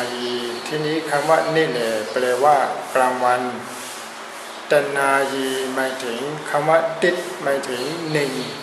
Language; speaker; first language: Thai; non-native, fluent; Burmese